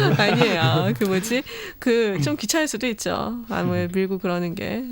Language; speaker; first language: Korean; native; Korean